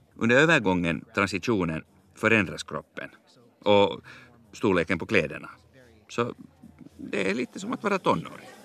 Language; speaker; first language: Swedish; native; Swedish